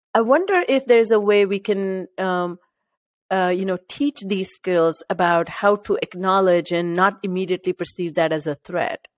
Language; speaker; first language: English; non-native, local second language; Marathi